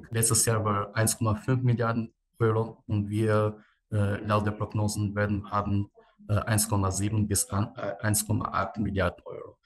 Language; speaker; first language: German; non-native, fluent; Albanian